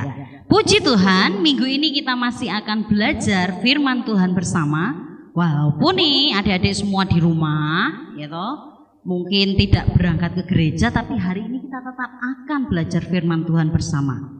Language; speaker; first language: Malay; non-native, local second language; Javanese